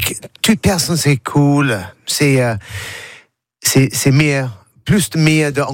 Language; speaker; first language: French; non-native, learner; English